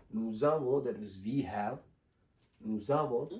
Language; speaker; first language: French; non-native, learner; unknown